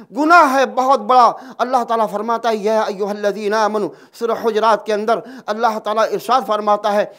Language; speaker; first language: Urdu; native; Urdu